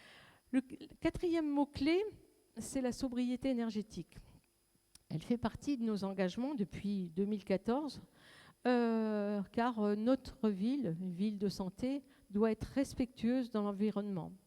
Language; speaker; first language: French; native; French